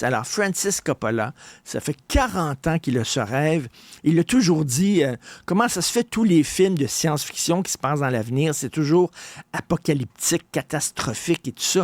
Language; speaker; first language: French; native; French